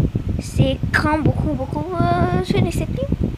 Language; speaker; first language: French; non-native, learner; Arabic